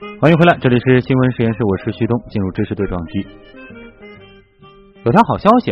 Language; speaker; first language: Chinese; native; Chinese